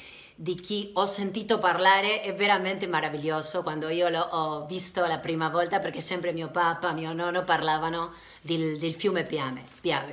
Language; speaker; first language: Italian; non-native, learner; Spanish